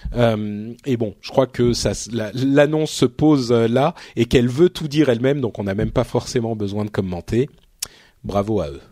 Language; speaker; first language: French; native; French